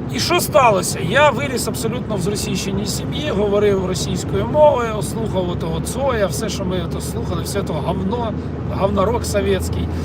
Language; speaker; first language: Ukrainian; non-native, local second language; Russian